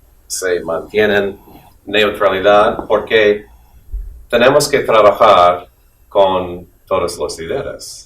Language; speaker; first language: Spanish; non-native, fluent; English